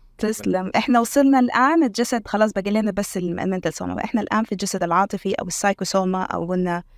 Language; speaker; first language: Arabic; native; Arabic